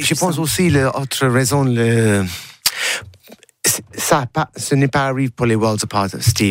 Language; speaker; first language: French; non-native, learner; English